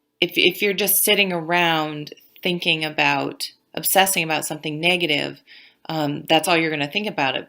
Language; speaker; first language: English; native; English